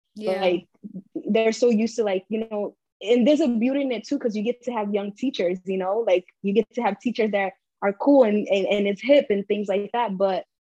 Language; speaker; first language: English; early bilingual, heritage; English